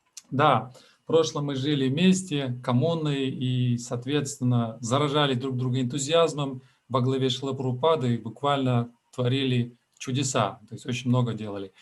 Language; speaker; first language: Russian; native; Russian